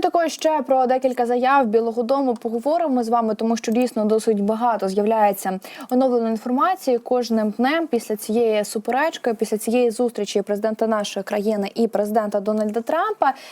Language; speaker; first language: Ukrainian; native; Ukrainian